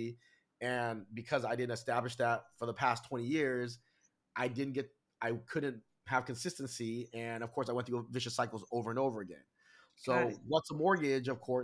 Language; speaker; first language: English; early bilingual, other home language; Vietnamese